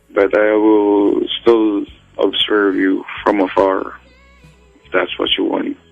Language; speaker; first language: English; non-native, local second language; Filipino